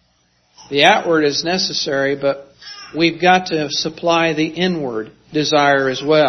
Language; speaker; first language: English; native; English